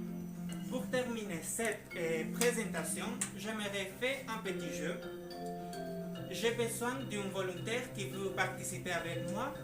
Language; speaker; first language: French; non-native, learner; Spanish